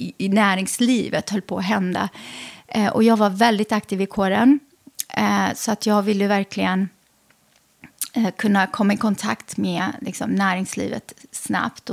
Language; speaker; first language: Swedish; early bilingual, other home language; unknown